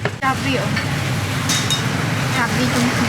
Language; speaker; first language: Korean; non-native, fluent; Khmer